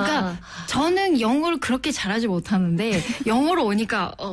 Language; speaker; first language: Korean; non-native, fluent; Japanese